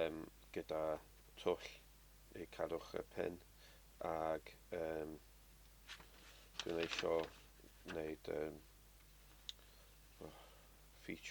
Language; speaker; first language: Welsh; non-native, learner; English